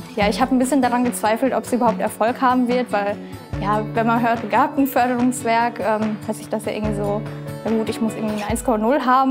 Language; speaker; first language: German; native; German